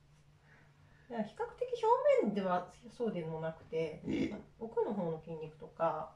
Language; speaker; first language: Japanese; native; Japanese